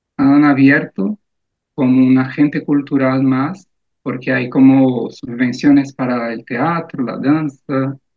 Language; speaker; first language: Spanish; non-native, fluent; Portuguese